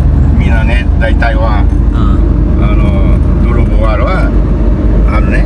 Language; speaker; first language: Japanese; non-native, learner; Portuguese